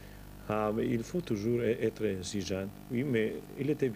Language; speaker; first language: French; non-native, fluent; Spanish